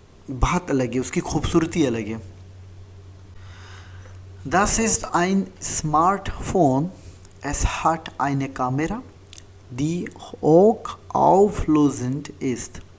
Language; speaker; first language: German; non-native, fluent; Hindi